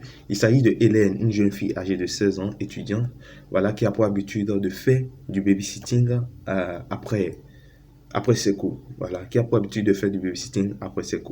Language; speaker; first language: French; native; French